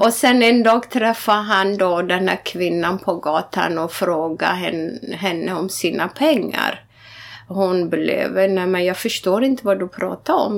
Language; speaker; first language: Swedish; non-native, fluent; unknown